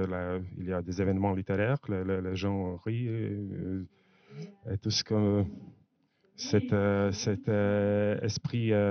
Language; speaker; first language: French; non-native, fluent; Latvian